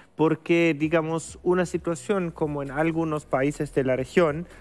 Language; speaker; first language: Spanish; non-native, fluent; German